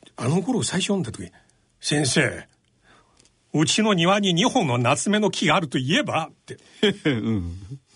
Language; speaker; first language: Japanese; non-native, fluent; Chinese